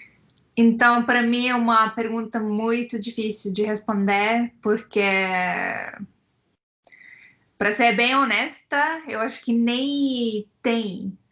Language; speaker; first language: Portuguese; non-native, fluent; Estonian